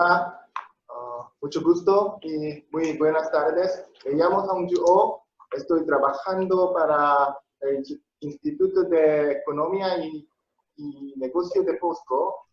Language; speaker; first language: Spanish; non-native, learner; Korean